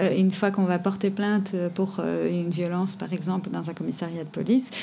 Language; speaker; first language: French; non-native, fluent; Portuguese